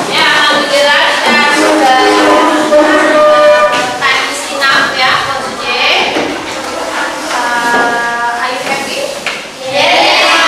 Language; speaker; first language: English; non-native, learner; Indonesian